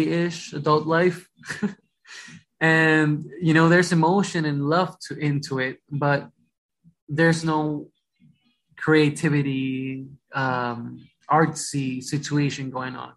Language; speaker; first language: English; early bilingual, other home language; Spanish